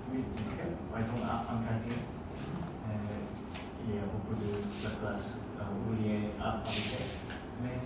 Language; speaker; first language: French; non-native, learner; Korean